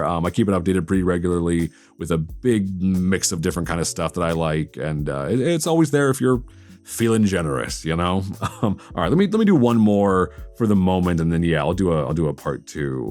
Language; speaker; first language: English; native; English